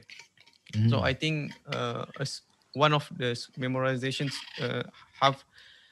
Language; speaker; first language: English; non-native, local second language; Malay